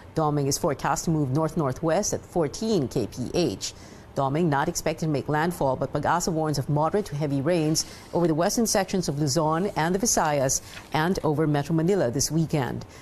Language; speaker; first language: English; non-native, local second language; Filipino